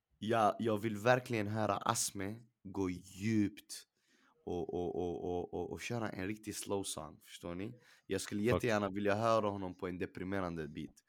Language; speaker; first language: Swedish; early bilingual, other home language; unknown